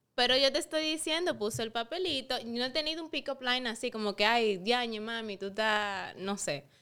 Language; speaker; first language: Spanish; native; Spanish